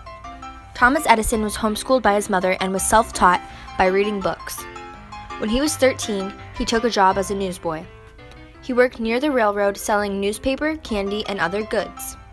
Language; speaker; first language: English; native; English